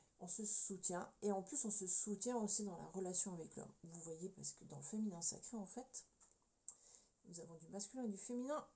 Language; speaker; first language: French; native; French